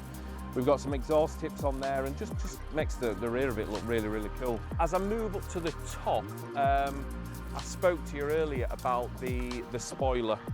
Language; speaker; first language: English; native; English